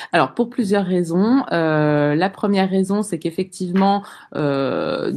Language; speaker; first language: French; native; French